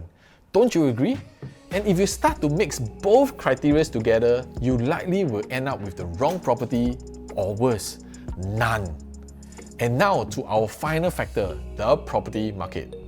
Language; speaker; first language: English; native; English